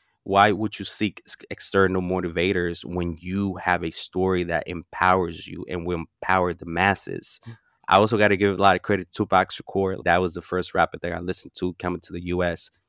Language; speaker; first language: English; early bilingual, other home language; Spanish